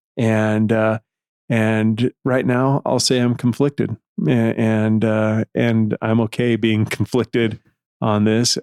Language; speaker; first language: English; native; English